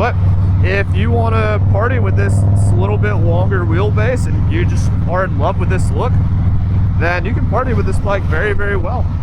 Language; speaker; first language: English; native; English